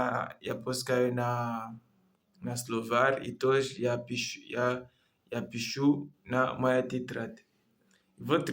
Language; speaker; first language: Russian; non-native, learner; Comorian